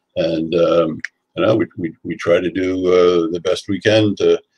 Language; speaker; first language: English; native; English